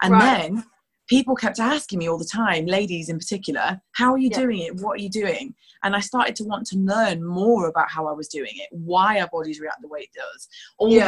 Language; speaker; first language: English; native; English